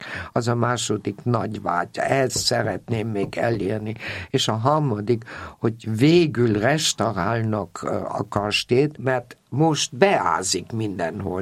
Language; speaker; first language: Hungarian; non-native, fluent; German